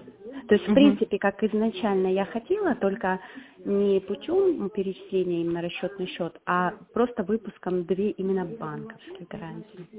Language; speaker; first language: Russian; native; Russian